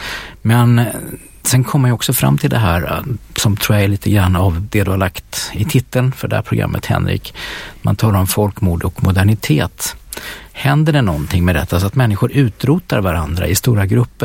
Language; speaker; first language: Swedish; native; Swedish